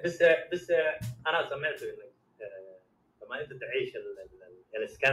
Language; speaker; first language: Arabic; non-native, fluent; Somali